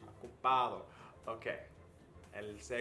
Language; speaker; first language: Spanish; non-native, fluent; English